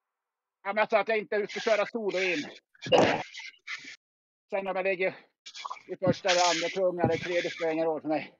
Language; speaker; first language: Swedish; native; Swedish